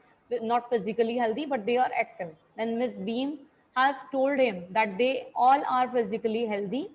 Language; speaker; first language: English; non-native, local second language; Hindi